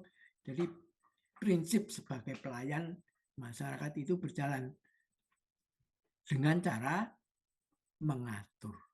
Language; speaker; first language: Indonesian; native; Indonesian